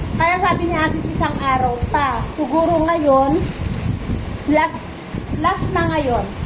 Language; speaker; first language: Filipino; native; Filipino